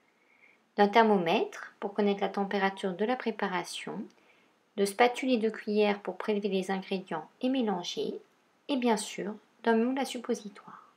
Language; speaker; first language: French; native; French